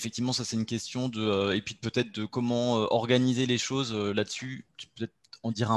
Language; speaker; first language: French; native; French